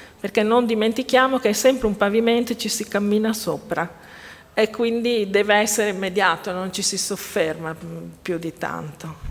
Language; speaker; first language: Italian; native; Italian